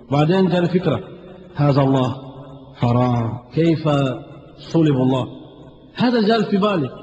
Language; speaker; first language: Arabic; non-native, fluent; Portuguese